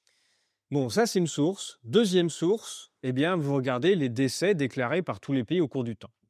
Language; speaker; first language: French; native; French